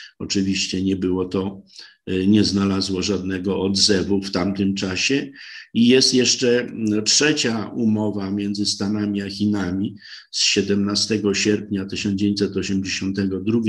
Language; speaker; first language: Polish; native; Polish